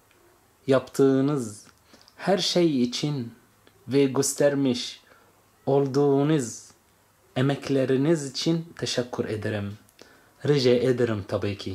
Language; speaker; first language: Turkish; non-native, fluent; Arabic